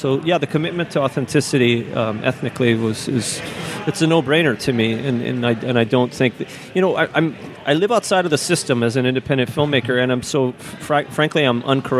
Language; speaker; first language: English; native; English